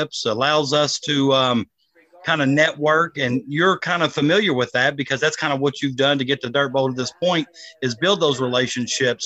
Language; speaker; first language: English; native; English